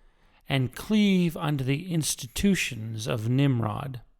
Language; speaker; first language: English; native; English